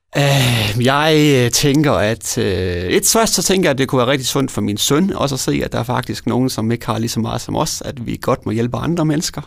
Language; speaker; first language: Danish; native; Danish